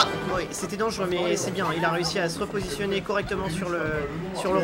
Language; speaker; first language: French; native; French